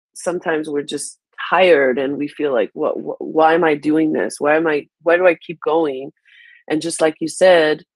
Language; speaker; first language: English; early bilingual, other home language; Haitian Creole